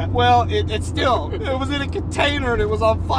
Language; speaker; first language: English; native; English